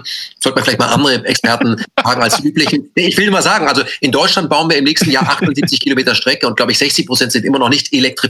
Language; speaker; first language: German; native; German